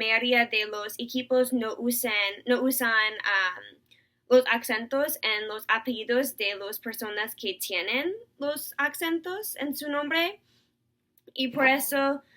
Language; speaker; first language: Spanish; non-native, learner; English